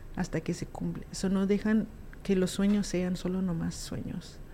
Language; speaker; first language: Spanish; early bilingual, heritage; Spanish